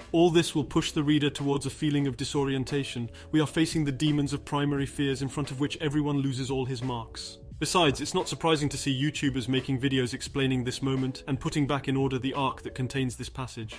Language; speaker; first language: English; non-native, fluent; French